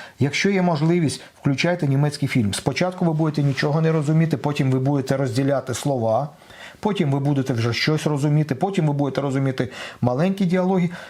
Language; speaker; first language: Ukrainian; non-native, local second language; Russian